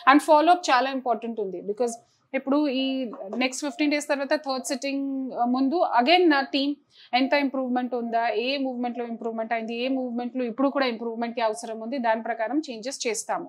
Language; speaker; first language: Telugu; non-native, fluent; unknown